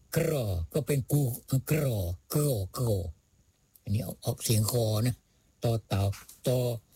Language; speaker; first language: Thai; non-native, local second language; Malay